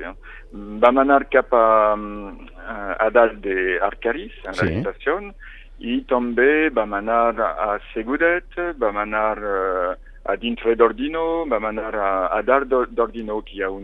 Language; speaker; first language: Catalan; non-native, fluent; French